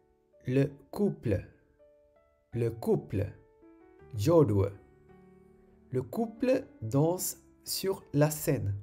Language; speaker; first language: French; non-native, fluent; Sinhala